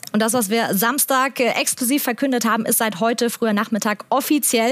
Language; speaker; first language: German; native; German